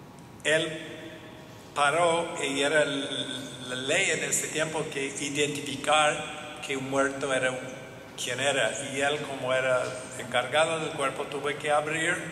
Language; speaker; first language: Spanish; non-native, learner; English